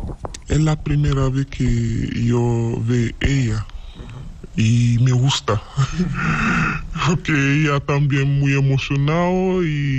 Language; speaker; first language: Spanish; non-native, learner; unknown